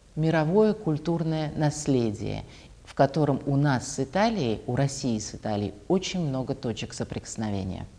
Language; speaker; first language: Russian; native; Russian